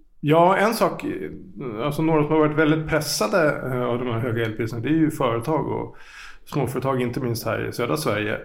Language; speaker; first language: Swedish; native; Swedish